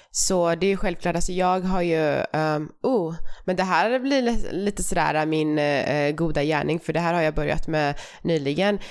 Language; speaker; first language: Swedish; early bilingual, other home language; Persian